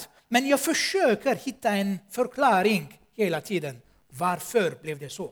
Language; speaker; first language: Swedish; non-native, fluent; Armenian